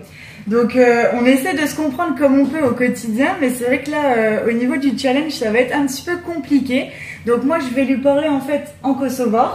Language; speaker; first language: French; native; French